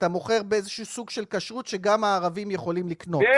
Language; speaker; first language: Hebrew; native; Hebrew